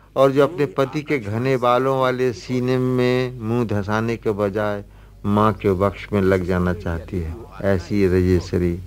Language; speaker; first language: Hindi; native; Hindi